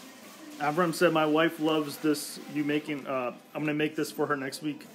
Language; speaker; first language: English; native; English